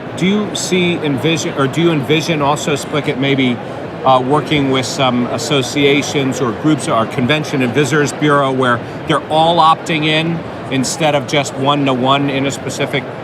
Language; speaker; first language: English; native; English